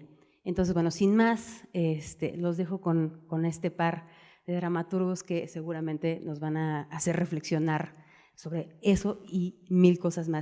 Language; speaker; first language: Spanish; native; Spanish